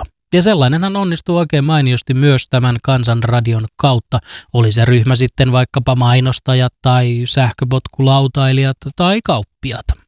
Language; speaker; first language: Finnish; native; Finnish